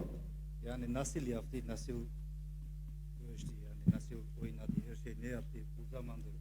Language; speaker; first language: Turkish; non-native, fluent; Georgian